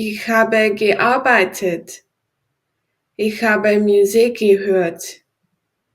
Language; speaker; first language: German; non-native, learner; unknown